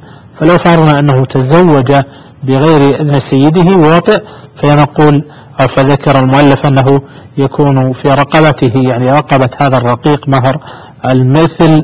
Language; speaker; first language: Arabic; native; Arabic